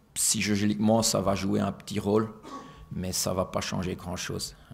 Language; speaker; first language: French; non-native, fluent; Dutch